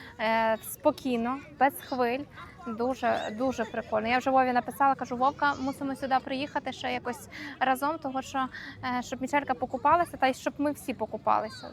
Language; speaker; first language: Ukrainian; native; Ukrainian